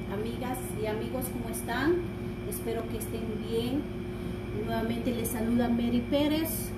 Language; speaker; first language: Spanish; non-native, local second language; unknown